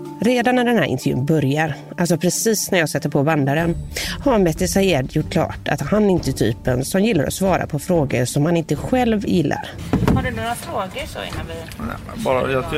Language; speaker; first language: Swedish; native; Swedish